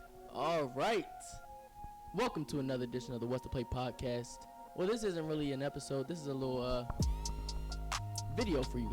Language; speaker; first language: English; native; English